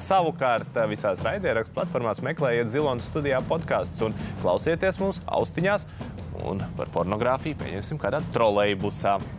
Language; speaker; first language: Latvian; non-native, local second language; Russian